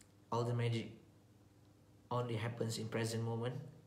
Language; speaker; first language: English; non-native, local second language; Malay